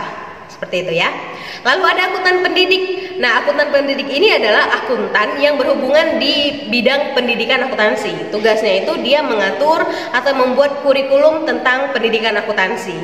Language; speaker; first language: Indonesian; native; Indonesian